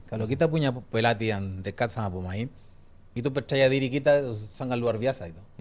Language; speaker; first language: Indonesian; non-native, fluent; Spanish